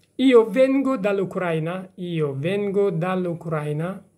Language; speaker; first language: Italian; non-native, fluent; Persian